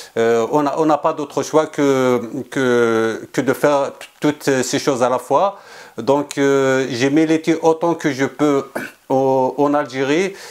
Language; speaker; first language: French; non-native, local second language; Kabyle